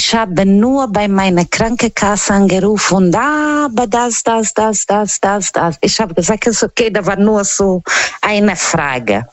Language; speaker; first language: German; non-native, learner; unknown